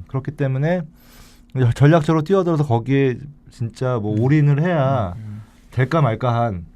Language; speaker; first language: Korean; native; Korean